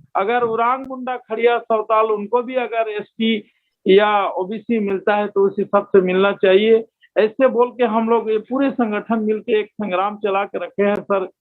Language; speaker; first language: Hindi; non-native, local second language; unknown